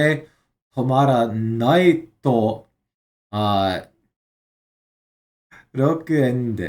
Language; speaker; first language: Japanese; non-native, learner; English